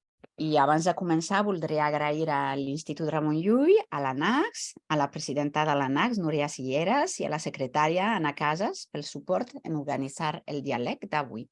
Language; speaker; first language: Catalan; non-native, fluent; French